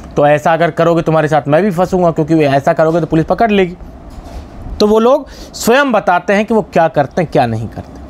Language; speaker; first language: Hindi; non-native, local second language; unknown